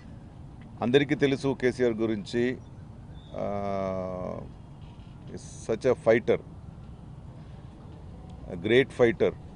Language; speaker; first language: Telugu; non-native, fluent; Tamil